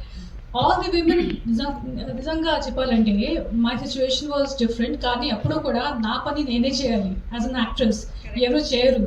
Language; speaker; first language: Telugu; non-native, local second language; Hindi